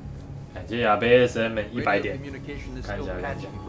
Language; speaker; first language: Chinese; native; Chinese